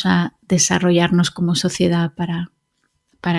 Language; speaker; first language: Spanish; native; Spanish